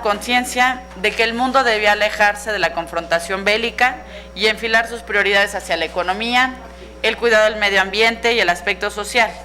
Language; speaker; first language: Spanish; native; Spanish